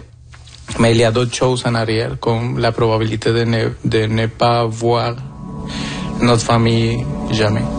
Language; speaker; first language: French; non-native, fluent; Spanish